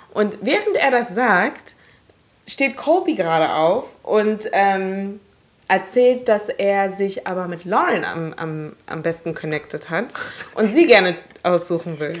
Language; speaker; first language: German; early bilingual, other home language; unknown